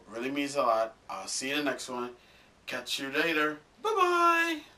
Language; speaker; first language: English; native; English